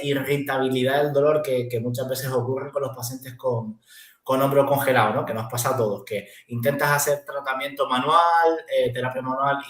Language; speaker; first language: Spanish; native; Spanish